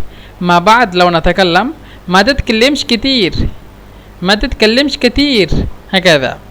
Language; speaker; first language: Arabic; non-native, fluent; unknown